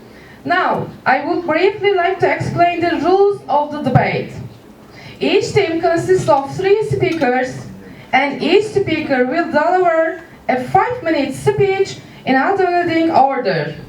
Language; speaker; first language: English; non-native, fluent; Turkish